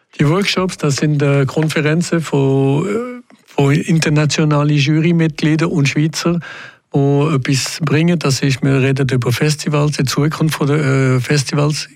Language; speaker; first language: German; non-native, local second language; French